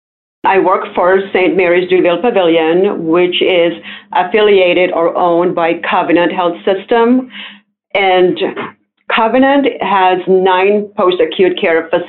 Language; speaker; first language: English; non-native, local second language; Filipino